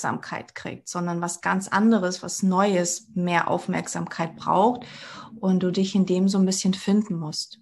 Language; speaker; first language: German; early bilingual, other home language; Portuguese